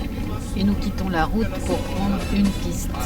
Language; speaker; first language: French; native; French